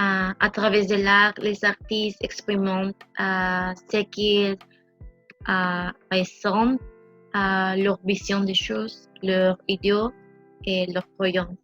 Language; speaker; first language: French; non-native, learner; Spanish